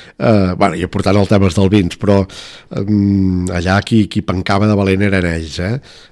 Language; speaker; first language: Catalan; native; Catalan